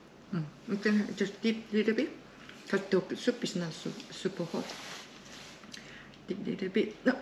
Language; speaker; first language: English; non-native, learner; Korean